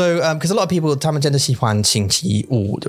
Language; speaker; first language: Chinese; non-native, learner; English